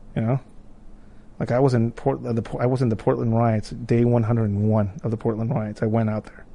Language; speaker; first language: English; non-native, fluent; Spanish